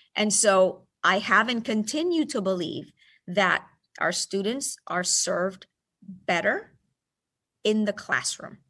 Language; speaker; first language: English; early bilingual, other home language; Spanish